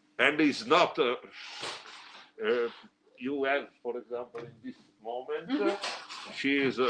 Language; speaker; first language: English; non-native, learner; Italian